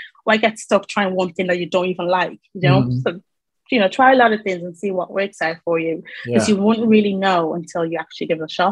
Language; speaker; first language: English; native; English